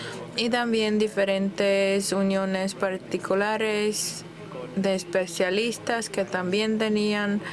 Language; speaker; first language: Spanish; non-native, fluent; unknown